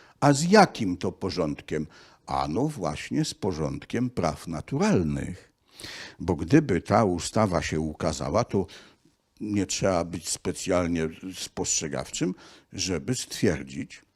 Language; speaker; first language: Polish; native; Polish